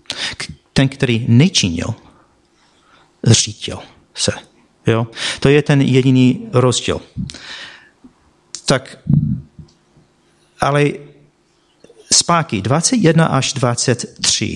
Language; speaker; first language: Czech; non-native, fluent; English